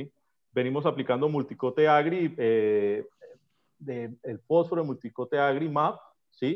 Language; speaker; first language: Spanish; native; Spanish